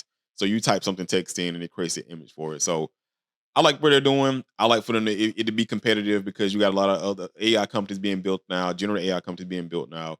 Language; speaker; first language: English; native; English